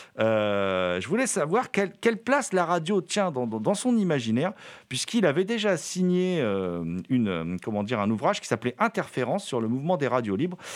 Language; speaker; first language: French; native; French